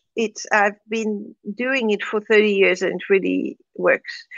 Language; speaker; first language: English; non-native, fluent; French